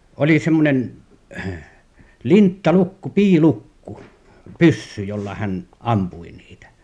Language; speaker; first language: Finnish; native; Finnish